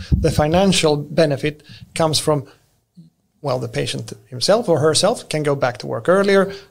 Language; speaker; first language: English; non-native, fluent; Swedish